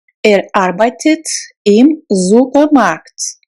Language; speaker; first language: German; non-native, fluent; Russian